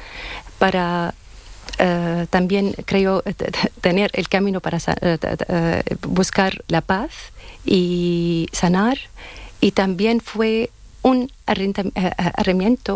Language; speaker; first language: Spanish; non-native, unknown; Arabic